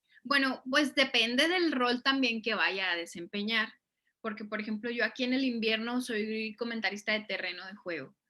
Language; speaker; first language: Spanish; native; Spanish